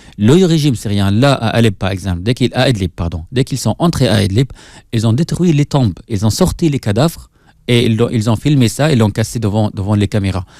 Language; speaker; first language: French; non-native, fluent; Arabic